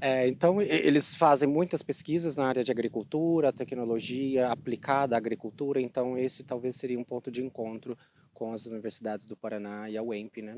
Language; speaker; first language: Portuguese; native; Portuguese